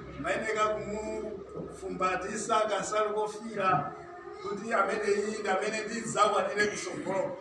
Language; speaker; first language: Nyanja; native; Nyanja